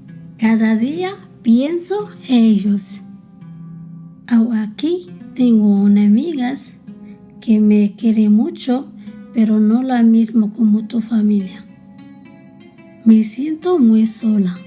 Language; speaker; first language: Spanish; early bilingual, other home language; Arabic